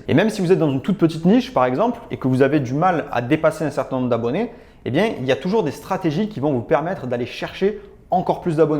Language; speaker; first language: French; native; French